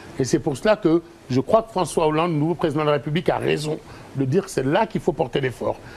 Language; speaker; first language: French; early bilingual, other home language; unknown